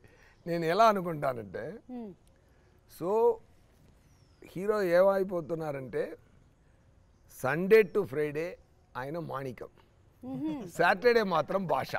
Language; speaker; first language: Telugu; non-native, learner; Tamil